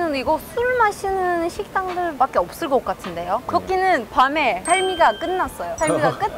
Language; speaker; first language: Korean; non-native, learner; Turkish